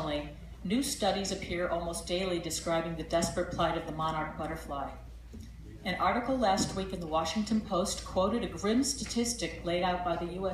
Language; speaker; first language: English; native; English